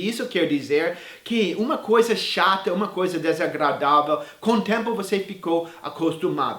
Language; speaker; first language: Portuguese; non-native, fluent; English